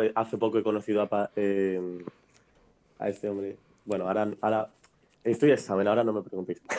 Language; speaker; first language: Spanish; native; Spanish